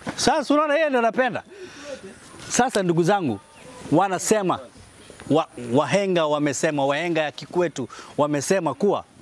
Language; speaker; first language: Swahili; native; Swahili